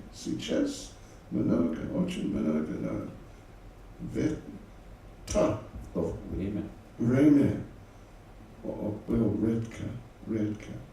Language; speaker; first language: Russian; non-native, learner; English